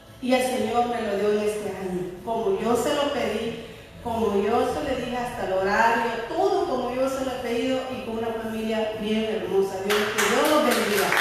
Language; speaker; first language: Spanish; native; Spanish